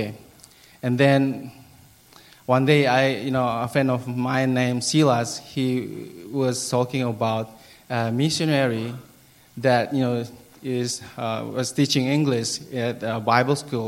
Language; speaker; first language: English; non-native, learner; Indonesian